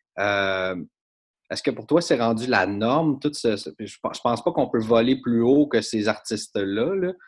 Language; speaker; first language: French; native; French